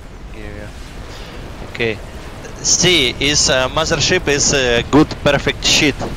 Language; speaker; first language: English; non-native, learner; Russian